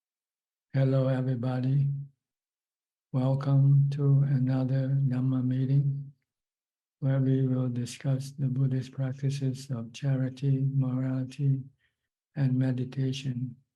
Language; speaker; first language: English; non-native, fluent; Thai